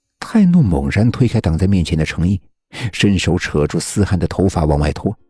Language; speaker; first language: Chinese; native; Chinese